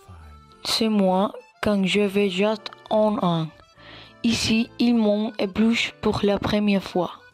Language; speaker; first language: French; non-native, learner; Spanish